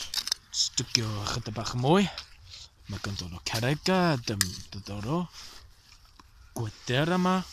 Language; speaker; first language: Welsh; non-native, learner; English